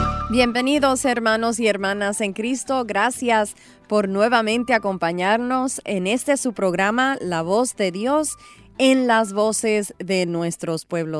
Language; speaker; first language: Spanish; native; Spanish